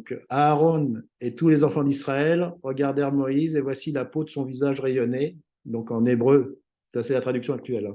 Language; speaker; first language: French; native; French